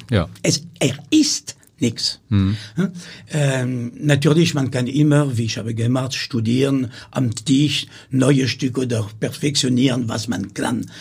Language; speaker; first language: German; non-native, learner; French